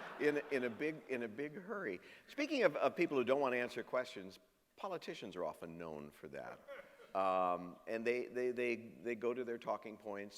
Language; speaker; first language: English; native; English